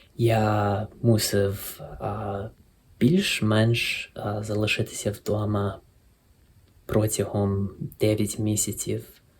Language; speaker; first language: Ukrainian; early bilingual, heritage; Ukrainian